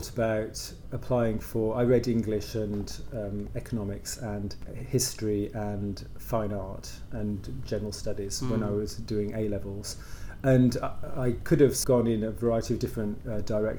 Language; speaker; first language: English; native; English